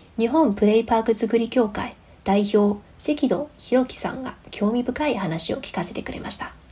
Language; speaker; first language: Japanese; non-native, fluent; Chinese